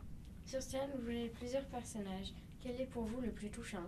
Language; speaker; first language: French; native; French